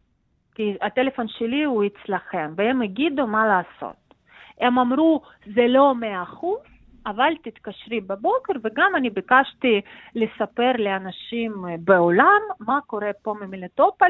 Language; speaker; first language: Hebrew; non-native, fluent; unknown